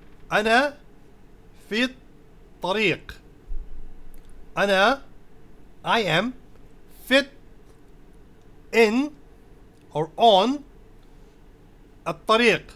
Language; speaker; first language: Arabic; non-native, fluent; Urdu